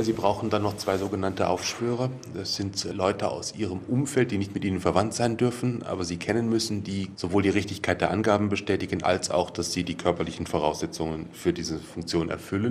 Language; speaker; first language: German; native; German